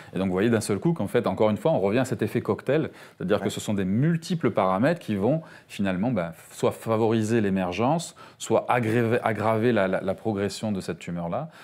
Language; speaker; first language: French; native; French